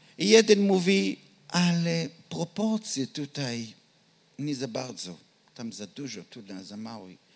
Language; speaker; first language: Polish; non-native, learner; Hebrew